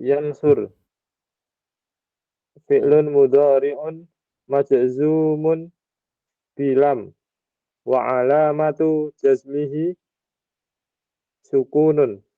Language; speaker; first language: Arabic; non-native, learner; Indonesian